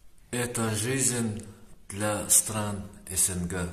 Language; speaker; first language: Russian; non-native, local second language; Kyrgyz